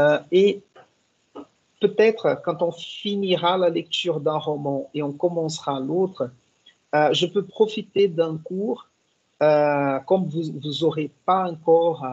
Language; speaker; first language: French; non-native, fluent; Portuguese